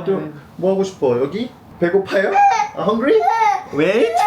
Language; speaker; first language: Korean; non-native, learner; English